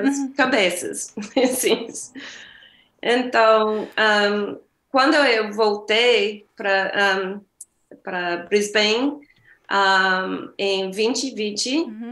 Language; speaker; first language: Portuguese; non-native, learner; English